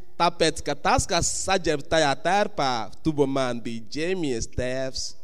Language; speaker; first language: Latvian; non-native, fluent; English